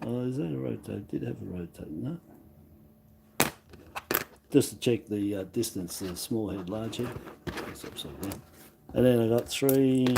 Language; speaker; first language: English; native; English